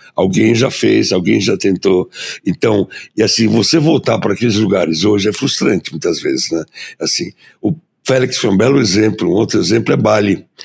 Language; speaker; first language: Portuguese; early bilingual, other home language; German